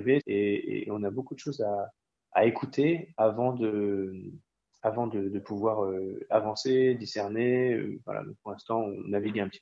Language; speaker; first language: French; native; French